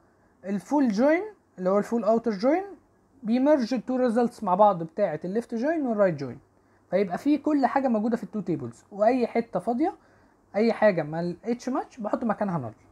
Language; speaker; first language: Arabic; native; Arabic